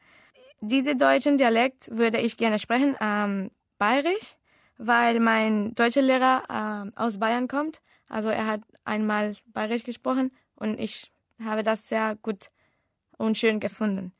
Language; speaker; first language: German; non-native, learner; Spanish